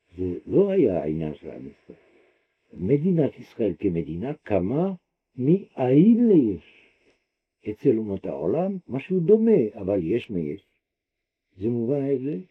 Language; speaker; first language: Hebrew; non-native, fluent; French